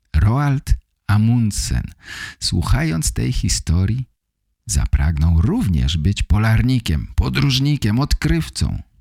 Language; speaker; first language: Polish; native; Polish